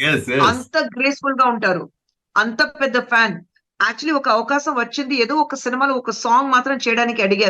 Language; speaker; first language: Telugu; non-native, fluent; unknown